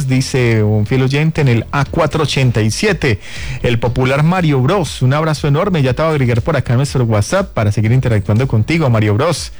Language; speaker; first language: Spanish; native; Spanish